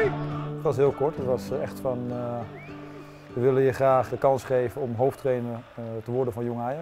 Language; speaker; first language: Dutch; native; Dutch